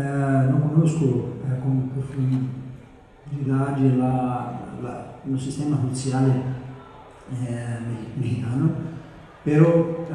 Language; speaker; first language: Spanish; non-native, fluent; Portuguese